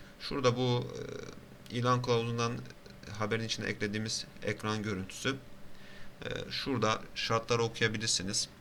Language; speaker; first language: Turkish; native; Turkish